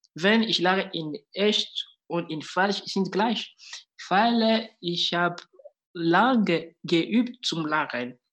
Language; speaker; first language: German; non-native, fluent; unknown